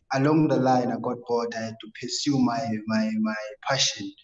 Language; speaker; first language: English; non-native, local second language; North Ndebele